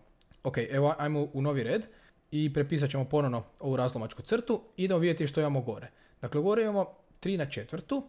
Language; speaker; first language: Croatian; native; Croatian